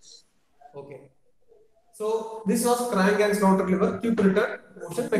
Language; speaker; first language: English; non-native, local second language; Malayalam